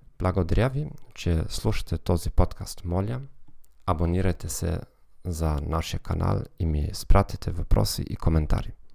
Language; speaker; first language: Bulgarian; non-native, learner; German